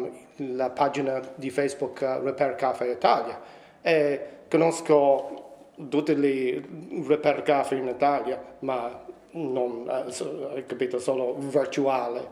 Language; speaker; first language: Italian; non-native, fluent; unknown